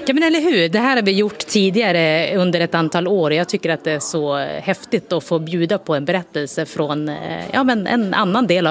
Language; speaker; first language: Swedish; native; Swedish